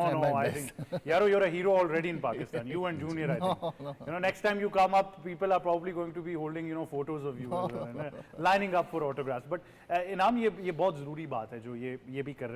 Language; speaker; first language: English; non-native, local second language; Urdu